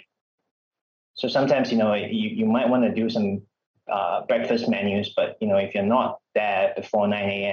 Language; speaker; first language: English; non-native, local second language; Malay